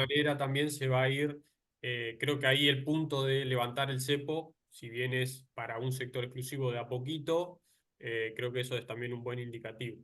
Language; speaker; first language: Spanish; native; Spanish